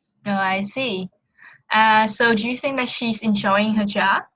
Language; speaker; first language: English; non-native, fluent; Vietnamese